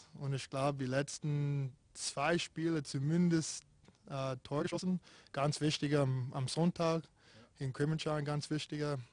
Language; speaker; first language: German; non-native, fluent; English